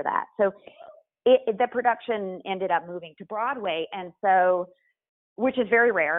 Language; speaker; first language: English; native; English